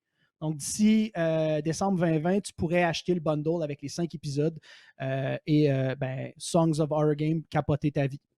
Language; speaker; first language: French; native; French